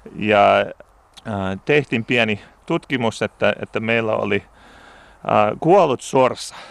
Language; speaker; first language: Finnish; non-native, fluent; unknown